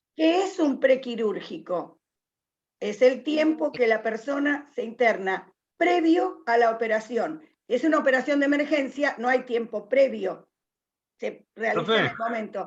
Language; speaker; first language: Spanish; native; Spanish